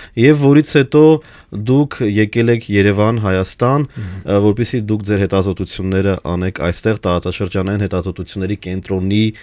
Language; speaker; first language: Armenian; native; Armenian